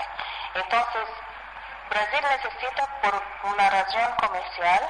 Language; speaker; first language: Spanish; non-native, fluent; Portuguese